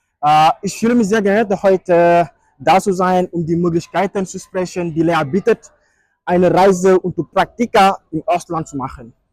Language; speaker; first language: German; non-native, fluent; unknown